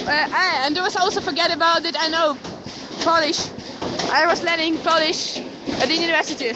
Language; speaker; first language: English; non-native, fluent; Ukrainian